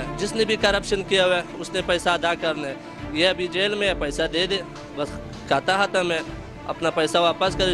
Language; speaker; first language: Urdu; non-native, local second language; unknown